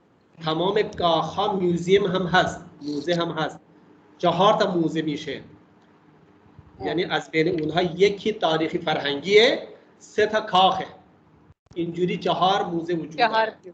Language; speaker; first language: Persian; non-native, fluent; Urdu